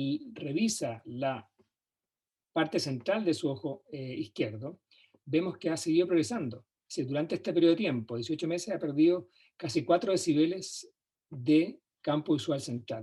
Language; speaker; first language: Spanish; native; Spanish